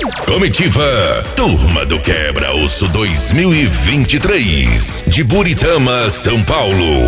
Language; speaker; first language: Portuguese; native; Portuguese